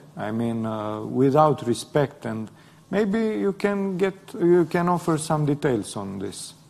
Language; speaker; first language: English; non-native, fluent; Romanian